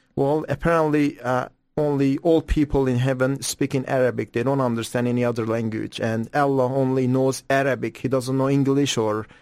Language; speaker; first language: English; non-native, fluent; Persian